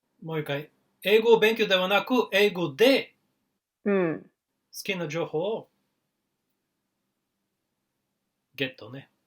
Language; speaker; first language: Japanese; non-native, learner; English